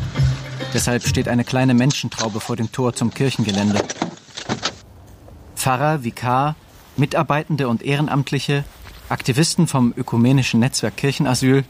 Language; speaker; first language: German; native; German